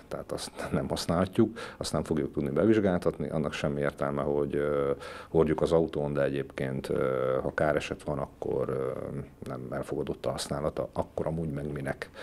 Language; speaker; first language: Hungarian; native; Hungarian